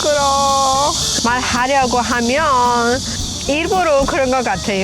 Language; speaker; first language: Korean; non-native, learner; Persian